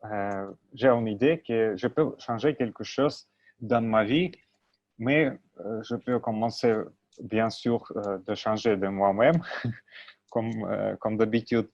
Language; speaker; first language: French; non-native, learner; Russian